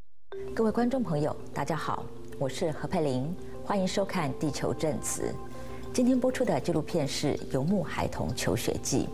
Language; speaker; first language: Chinese; native; Chinese